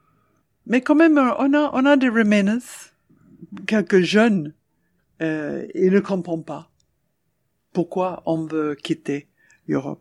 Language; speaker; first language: French; non-native, fluent; English